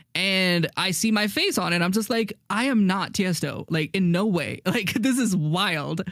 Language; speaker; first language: English; native; English